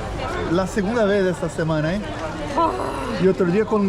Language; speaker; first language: Spanish; non-native, fluent; Portuguese